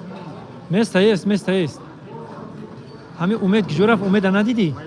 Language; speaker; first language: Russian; non-native, learner; Tajik